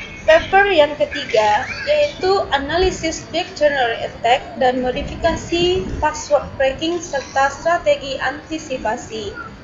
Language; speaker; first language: Indonesian; native; Indonesian